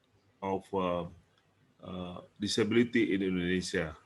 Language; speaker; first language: English; non-native, learner; Indonesian